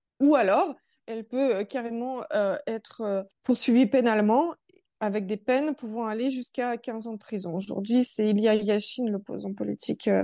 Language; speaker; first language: French; early bilingual, other home language; Russian